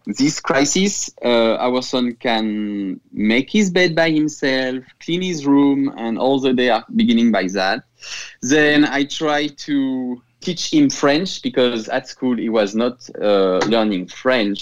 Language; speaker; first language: English; non-native, fluent; French